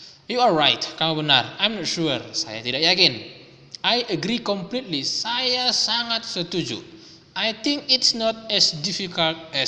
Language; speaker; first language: English; non-native, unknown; Indonesian